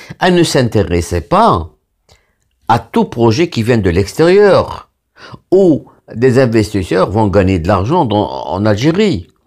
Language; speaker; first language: French; non-native, local second language; Arabic